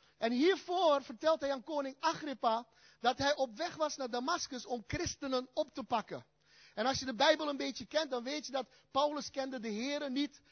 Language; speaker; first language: Dutch; early bilingual, other home language; Turkish